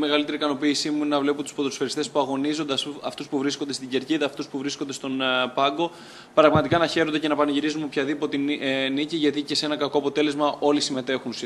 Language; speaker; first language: Greek; native; Greek